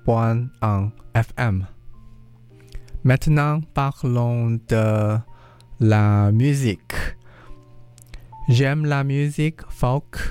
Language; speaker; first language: French; non-native, learner; English